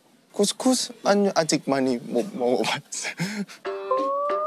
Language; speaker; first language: Korean; non-native, fluent; Thai